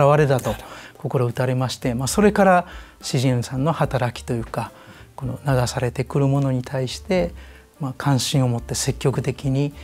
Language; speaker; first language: Japanese; native; Japanese